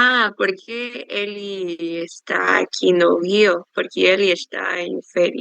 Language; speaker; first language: Portuguese; non-native, learner; Spanish